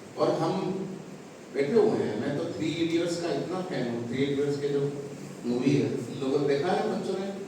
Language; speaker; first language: Hindi; non-native, local second language; Odia